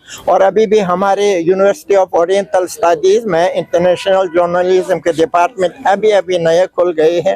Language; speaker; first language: Hindi; non-native, fluent; Uzbek